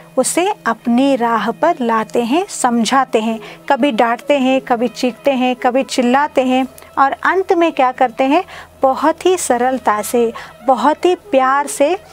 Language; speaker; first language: Hindi; non-native, local second language; Kannada